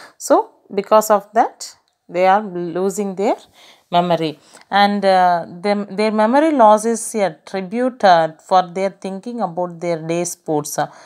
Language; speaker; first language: English; non-native, local second language; Tamil